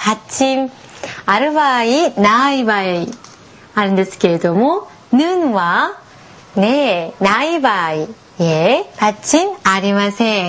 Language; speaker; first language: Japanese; non-native, fluent; Korean